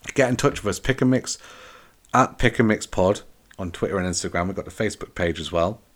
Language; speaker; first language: English; native; English